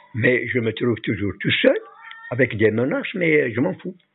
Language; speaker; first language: French; non-native, local second language; Kabyle